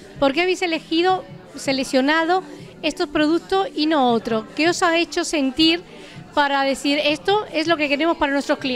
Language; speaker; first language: Spanish; native; Spanish